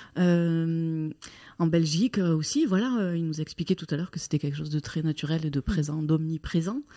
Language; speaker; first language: French; native; French